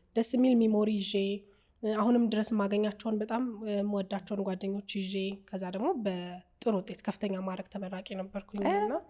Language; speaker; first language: Amharic; native; Amharic